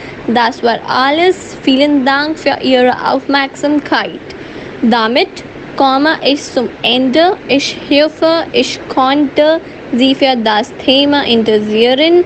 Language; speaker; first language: German; non-native, fluent; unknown